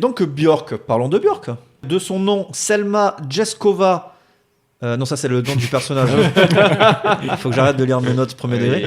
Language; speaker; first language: French; native; French